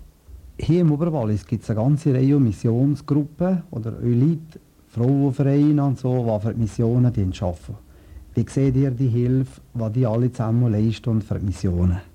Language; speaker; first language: German; native; German